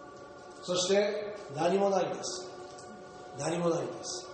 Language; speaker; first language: Japanese; non-native, fluent; English